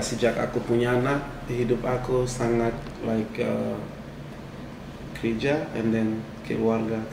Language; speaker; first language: Indonesian; non-native, fluent; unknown